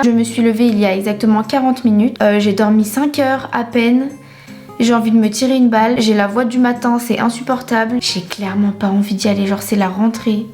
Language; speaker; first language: French; native; French